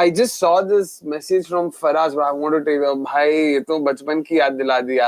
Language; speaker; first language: English; non-native, local second language; Hindi